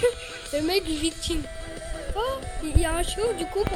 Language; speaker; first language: French; native; French